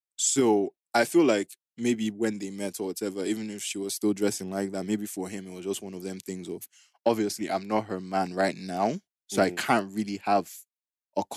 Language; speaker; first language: English; non-native, local second language; Igbo